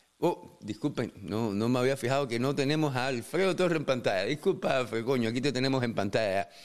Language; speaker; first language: Spanish; native; Spanish